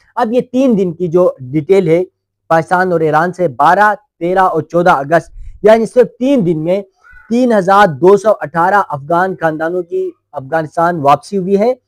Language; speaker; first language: Urdu; non-native, local second language; Shina